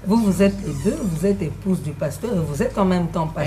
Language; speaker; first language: French; non-native, local second language; Lingala